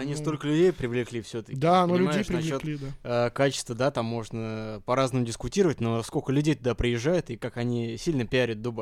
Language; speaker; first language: Russian; native; Russian